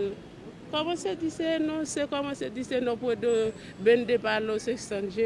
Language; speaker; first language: Spanish; non-native, learner; Haitian Creole